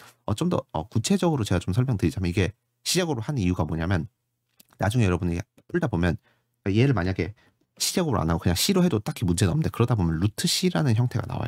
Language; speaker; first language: Korean; native; Korean